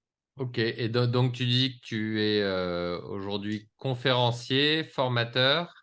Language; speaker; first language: French; native; French